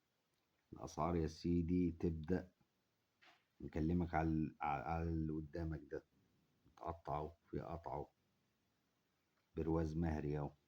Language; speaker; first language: Arabic; native; Arabic